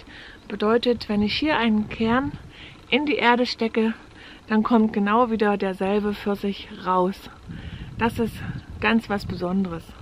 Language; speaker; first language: German; native; German